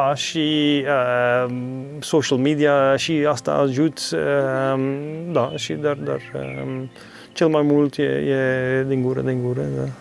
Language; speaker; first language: Romanian; non-native, learner; Dutch